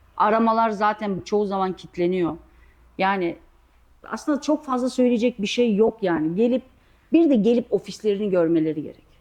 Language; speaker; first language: Turkish; early bilingual, heritage; Turkish